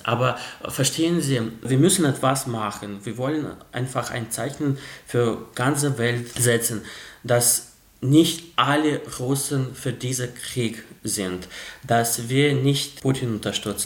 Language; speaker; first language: German; non-native, fluent; Russian